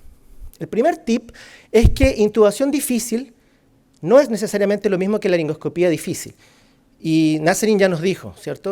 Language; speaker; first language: Spanish; native; Spanish